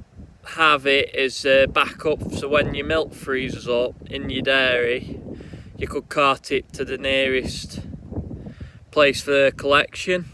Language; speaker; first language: English; native; English